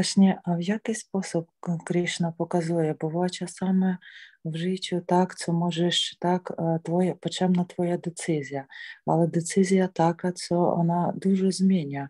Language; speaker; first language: Polish; non-native, learner; Ukrainian